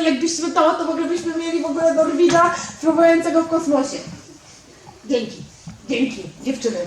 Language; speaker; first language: Polish; native; Polish